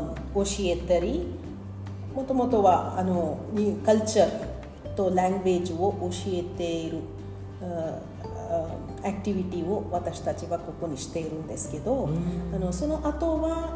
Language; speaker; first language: Japanese; non-native, fluent; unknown